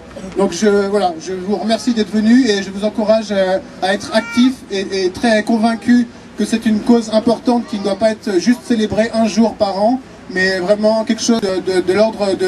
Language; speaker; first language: French; native; French